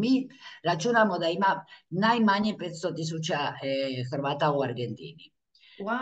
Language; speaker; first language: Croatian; early bilingual, heritage; Croatian